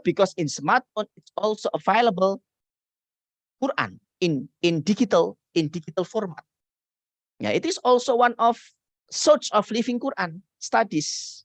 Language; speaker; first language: English; non-native, learner; Indonesian